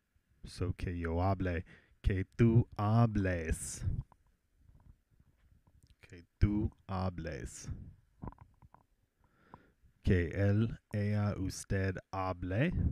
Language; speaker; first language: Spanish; non-native, fluent; English